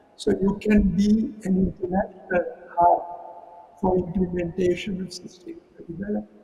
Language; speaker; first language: English; non-native, local second language; Sinhala